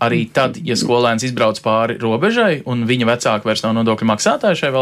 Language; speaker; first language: Latvian; native; Latvian